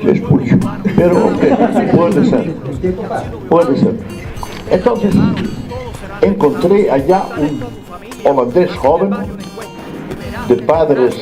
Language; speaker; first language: Spanish; non-native, fluent; Dutch